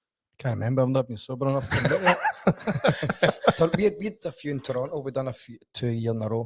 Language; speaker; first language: English; native; English